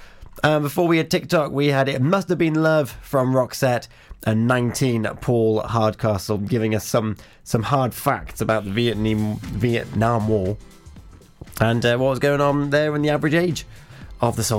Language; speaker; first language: English; native; English